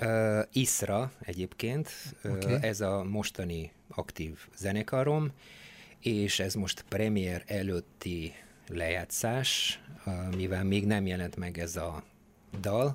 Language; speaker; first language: Hungarian; non-native, fluent; Bulgarian